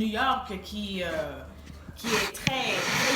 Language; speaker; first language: French; non-native, fluent; English